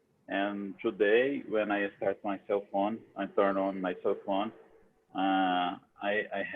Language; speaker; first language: English; non-native, learner; Portuguese